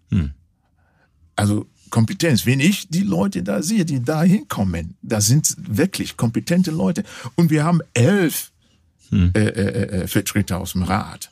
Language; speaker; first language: German; non-native, fluent; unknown